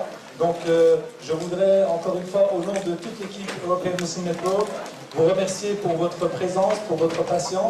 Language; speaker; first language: French; native; French